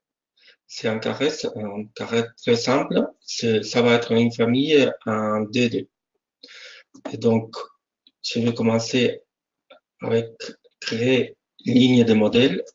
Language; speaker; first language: French; non-native, fluent; Spanish